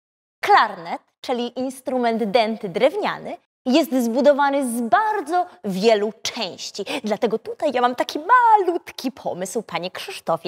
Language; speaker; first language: Polish; native; Polish